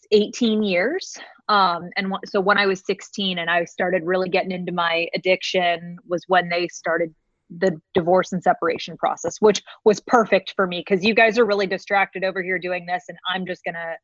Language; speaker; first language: English; native; English